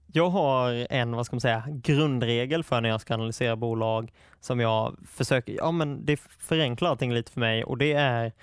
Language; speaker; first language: Swedish; native; Swedish